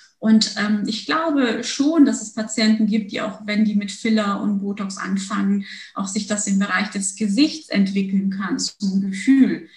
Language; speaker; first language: German; early bilingual, other home language; Turkish